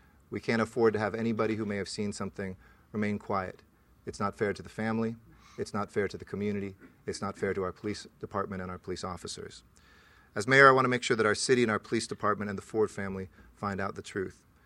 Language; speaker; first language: English; native; English